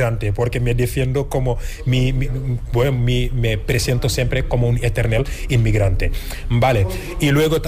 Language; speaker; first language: Spanish; non-native, fluent; Wolof